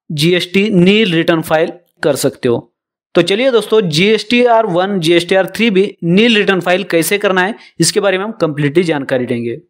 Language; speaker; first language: Hindi; non-native, local second language; Marathi